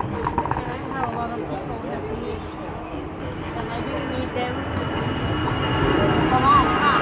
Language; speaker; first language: English; non-native, learner; Thai